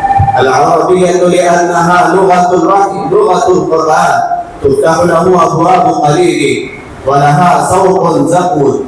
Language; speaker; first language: Arabic; non-native, learner; Urdu